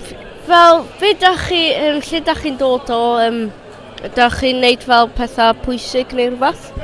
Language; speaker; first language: Welsh; non-native, local second language; English